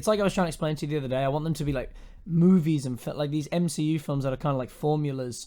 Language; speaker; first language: English; native; English